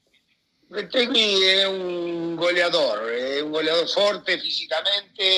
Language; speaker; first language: Italian; non-native, fluent; Spanish